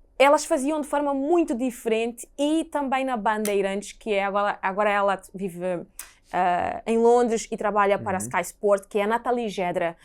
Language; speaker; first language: Portuguese; native; Portuguese